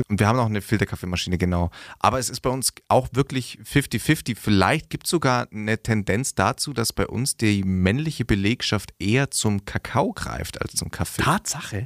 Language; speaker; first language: German; native; German